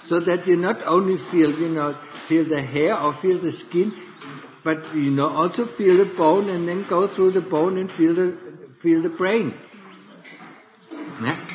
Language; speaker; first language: English; non-native, fluent; German